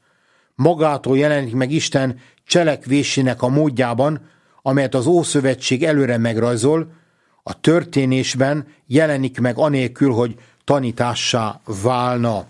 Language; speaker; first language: Hungarian; native; Hungarian